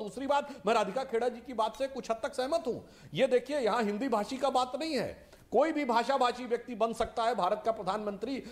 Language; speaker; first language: Hindi; native; Hindi